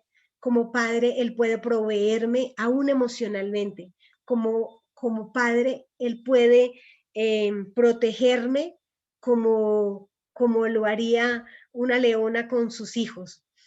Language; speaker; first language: Spanish; native; Spanish